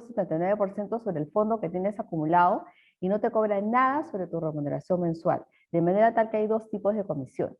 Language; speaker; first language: Spanish; native; Spanish